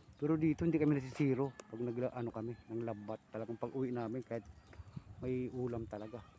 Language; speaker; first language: Filipino; native; Filipino